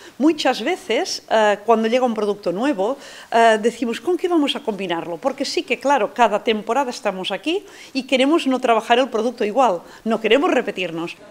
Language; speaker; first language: Spanish; non-native, local second language; Catalan